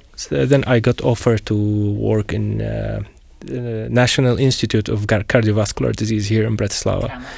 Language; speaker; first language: English; non-native, fluent; Arabic